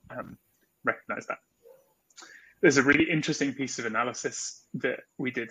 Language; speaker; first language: English; native; English